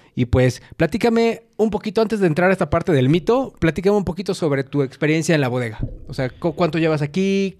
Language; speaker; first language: Spanish; native; Spanish